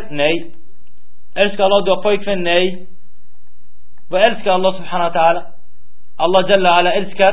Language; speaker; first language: Swedish; early bilingual, other home language; Arabic